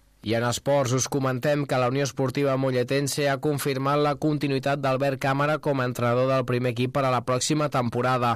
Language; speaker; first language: Catalan; native; Catalan